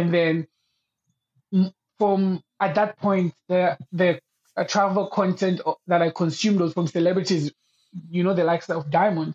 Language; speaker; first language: English; non-native, local second language; Swahili